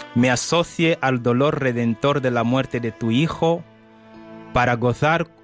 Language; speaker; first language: Spanish; non-native, fluent; Portuguese